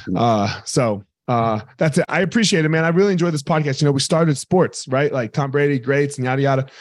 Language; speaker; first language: English; native; English